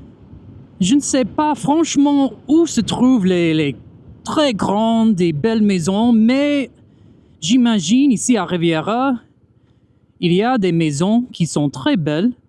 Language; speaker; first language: French; non-native, fluent; English